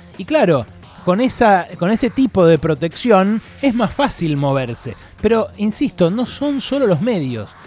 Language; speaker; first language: Spanish; native; Spanish